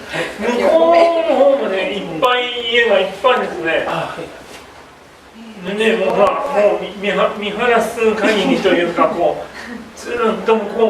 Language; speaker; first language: Japanese; native; Japanese